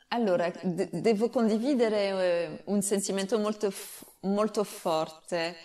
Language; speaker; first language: Italian; non-native, fluent; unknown